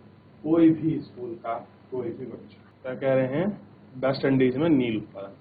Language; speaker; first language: Hindi; native; Hindi